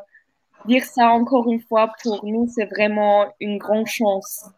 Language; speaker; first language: French; non-native, fluent; Turkish